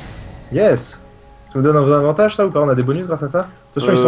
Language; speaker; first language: French; native; French